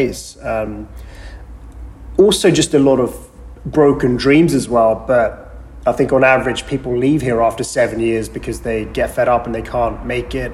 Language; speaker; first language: English; native; English